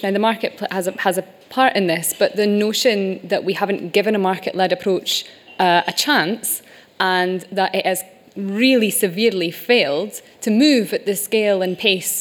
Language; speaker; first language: English; native; English